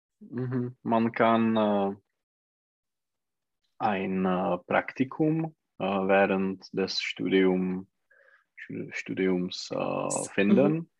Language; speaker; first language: German; non-native, learner; Czech